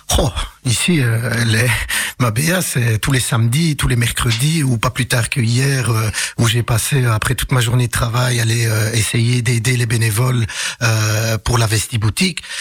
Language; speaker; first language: French; early bilingual, other home language; Arabic